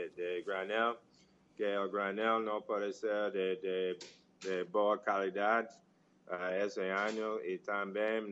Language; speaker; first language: Portuguese; non-native, fluent; English